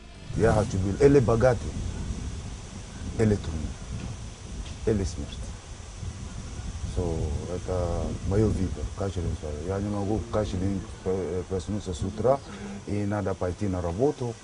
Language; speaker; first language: Russian; non-native, learner; Arabic